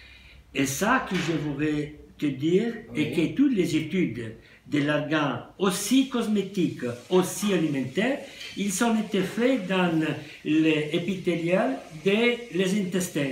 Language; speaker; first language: French; non-native, fluent; Italian